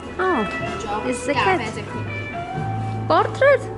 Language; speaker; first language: English; non-native, learner; Russian